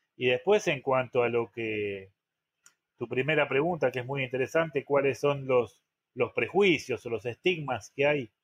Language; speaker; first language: Spanish; native; Spanish